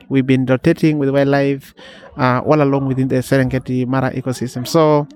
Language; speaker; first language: English; non-native, local second language; Masai